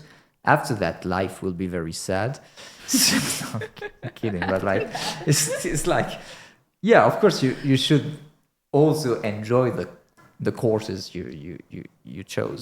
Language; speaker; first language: English; non-native, fluent; French